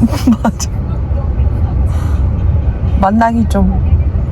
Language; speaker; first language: Korean; non-native, fluent; Arabic